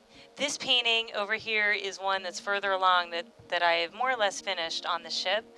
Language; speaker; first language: English; native; English